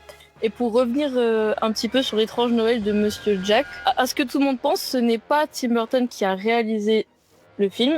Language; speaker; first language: French; native; French